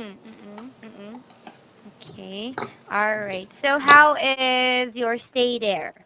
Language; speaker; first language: English; non-native, fluent; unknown